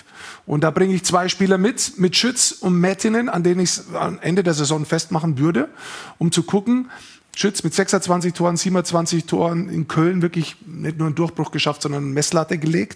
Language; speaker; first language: German; native; German